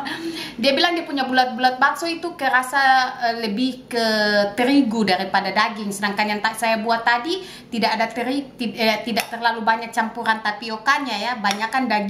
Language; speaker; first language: Indonesian; non-native, local second language; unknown